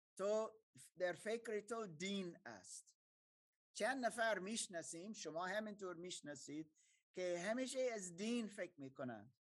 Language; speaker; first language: Persian; non-native, fluent; German